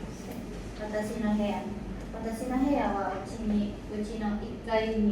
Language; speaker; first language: Japanese; non-native, learner; Indonesian